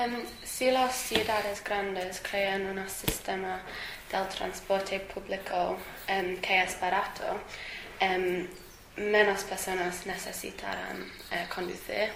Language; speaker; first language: Spanish; non-native, learner; English